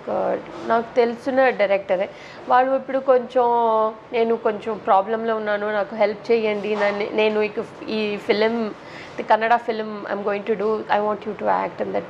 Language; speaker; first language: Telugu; non-native, local second language; Tamil